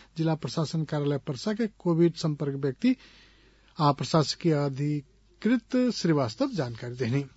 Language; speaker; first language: Bhojpuri; non-native, local second language; Nepali